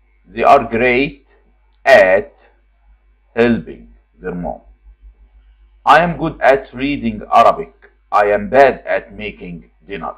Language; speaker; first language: English; non-native, fluent; Arabic